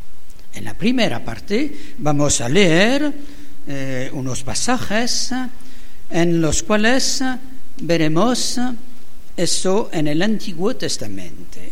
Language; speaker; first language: Spanish; non-native, fluent; French